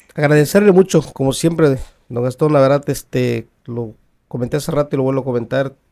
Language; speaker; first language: Spanish; native; Spanish